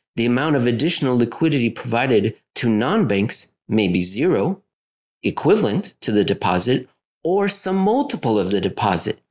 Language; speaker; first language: English; native; English